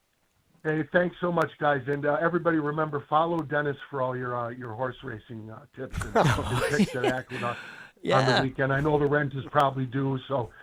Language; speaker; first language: English; native; English